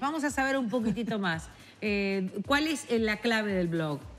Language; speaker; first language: Spanish; native; Spanish